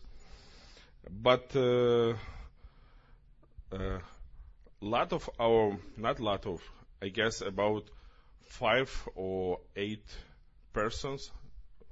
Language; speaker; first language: English; non-native, learner; Ukrainian